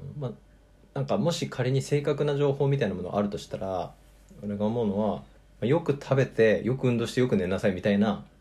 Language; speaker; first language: Japanese; native; Japanese